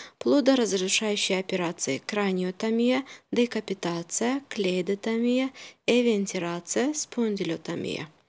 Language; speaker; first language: Russian; non-native, local second language; Uzbek